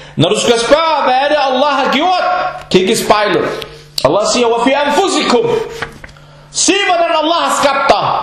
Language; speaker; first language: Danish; non-native, fluent; Arabic